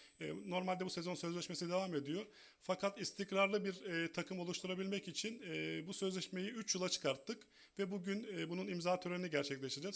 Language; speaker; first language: Turkish; native; Turkish